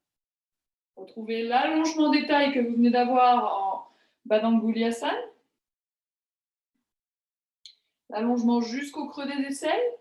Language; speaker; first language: French; native; French